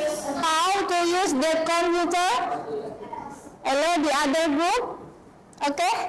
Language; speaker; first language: English; non-native, learner; Indonesian